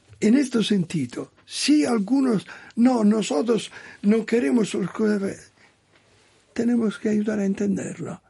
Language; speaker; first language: Spanish; non-native, learner; Italian